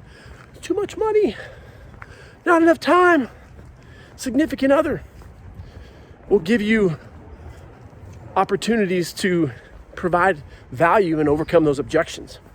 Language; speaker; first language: English; native; English